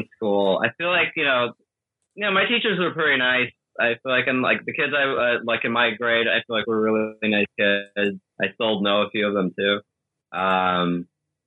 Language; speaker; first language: English; native; English